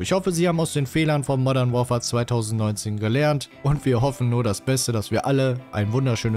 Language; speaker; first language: German; native; German